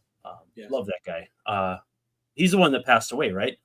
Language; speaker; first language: English; native; English